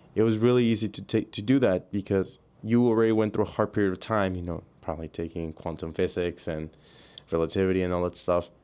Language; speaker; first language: English; early bilingual, other home language; Spanish